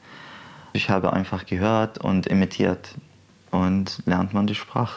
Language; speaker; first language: German; non-native, fluent; Arabic